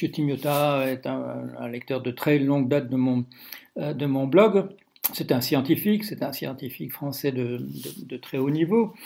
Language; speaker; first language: French; non-native, fluent; Dutch